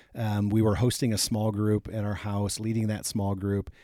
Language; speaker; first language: English; native; English